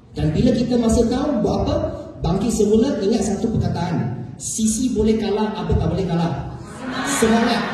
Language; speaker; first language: Malay; non-native, local second language; Chinese